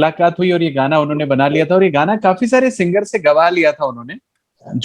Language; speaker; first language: Hindi; native; Hindi